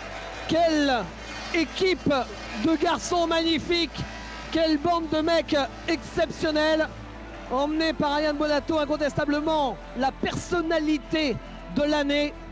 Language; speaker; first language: French; native; French